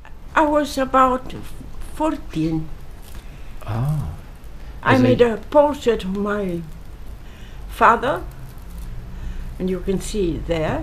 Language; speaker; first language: English; non-native, fluent; Italian